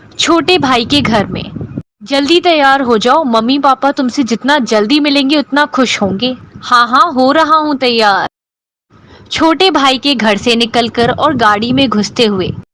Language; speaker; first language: Hindi; native; Hindi